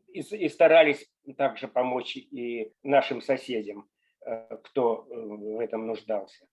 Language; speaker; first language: Russian; native; Russian